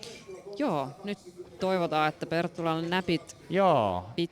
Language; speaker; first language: Finnish; native; Finnish